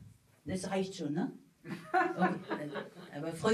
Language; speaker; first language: German; non-native, fluent; French